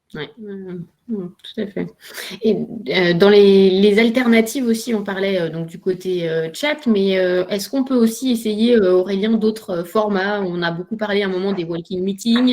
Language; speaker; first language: French; native; French